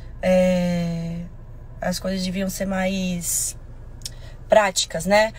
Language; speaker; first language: Portuguese; native; Portuguese